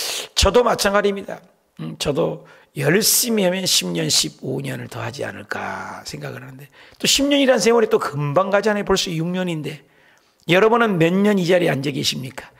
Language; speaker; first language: Korean; native; Korean